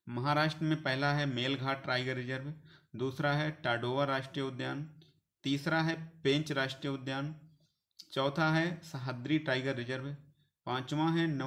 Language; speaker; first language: Hindi; native; Hindi